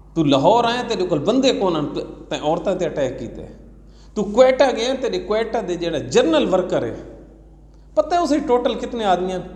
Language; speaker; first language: Urdu; non-native, local second language; Saraiki